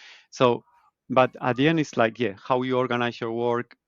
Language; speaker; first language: English; non-native, fluent; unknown